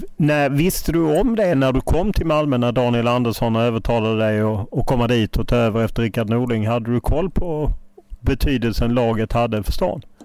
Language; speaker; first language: Swedish; native; Swedish